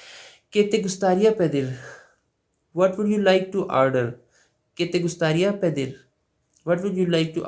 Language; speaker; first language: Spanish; non-native, learner; Urdu